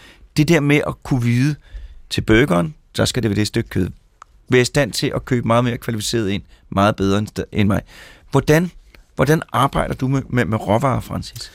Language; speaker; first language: Danish; native; Danish